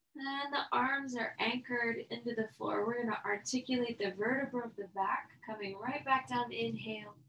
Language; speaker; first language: English; native; English